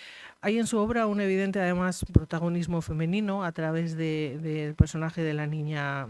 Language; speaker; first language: Spanish; native; Spanish